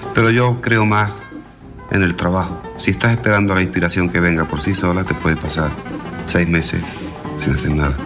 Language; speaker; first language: Spanish; native; Spanish